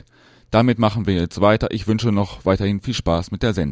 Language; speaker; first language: German; native; German